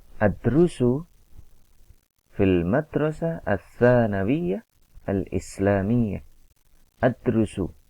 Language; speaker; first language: Arabic; non-native, fluent; Indonesian